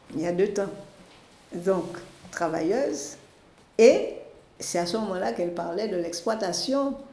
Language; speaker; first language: French; native; French